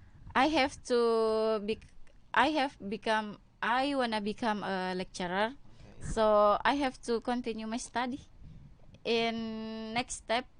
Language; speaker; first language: English; non-native, learner; Indonesian